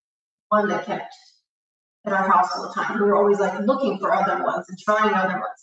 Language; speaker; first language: English; non-native, fluent; Portuguese